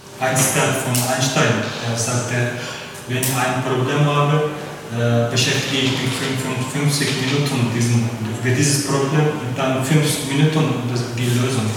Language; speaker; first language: German; non-native, learner; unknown